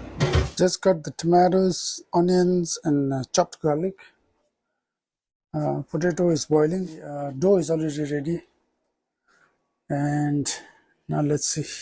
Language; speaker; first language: English; non-native, learner; Tibetan